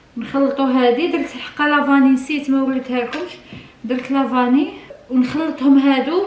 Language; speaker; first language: Arabic; native; Arabic